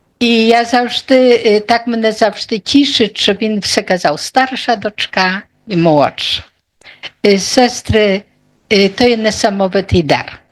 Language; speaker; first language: Polish; non-native, local second language; Ukrainian